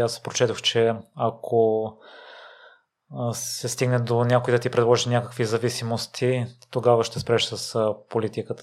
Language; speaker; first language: Bulgarian; native; Bulgarian